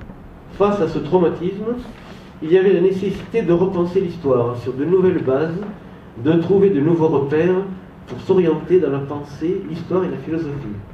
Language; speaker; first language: French; native; French